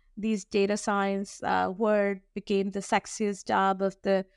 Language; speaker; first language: English; non-native, local second language; Hindi